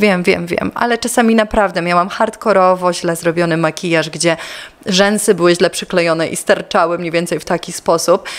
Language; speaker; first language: Polish; native; Polish